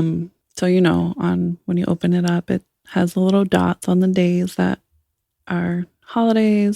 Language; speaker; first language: English; native; English